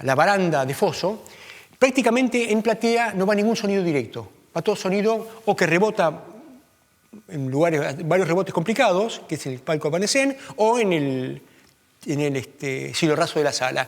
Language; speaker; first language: Spanish; native; Spanish